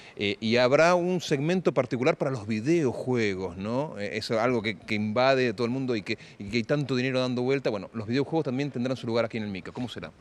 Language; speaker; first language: Spanish; native; Spanish